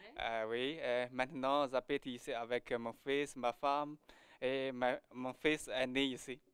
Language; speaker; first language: French; non-native, learner; Chinese